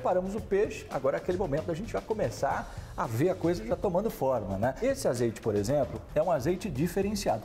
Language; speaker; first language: Portuguese; native; Portuguese